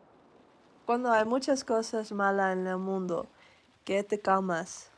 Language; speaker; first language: Spanish; non-native, learner; Dutch